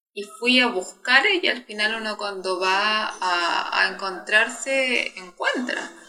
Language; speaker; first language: Spanish; native; Spanish